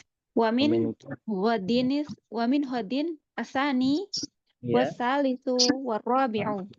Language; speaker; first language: Arabic; non-native, learner; Indonesian